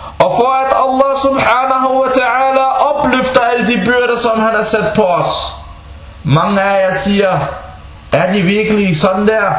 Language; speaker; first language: Danish; early bilingual, other home language; Bosnian